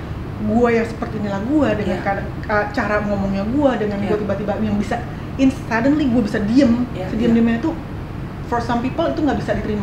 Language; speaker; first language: Indonesian; native; Indonesian